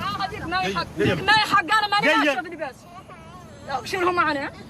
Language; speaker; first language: Arabic; native; Arabic